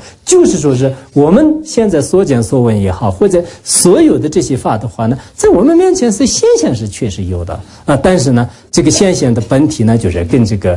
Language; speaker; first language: Chinese; non-native, local second language; Tibetan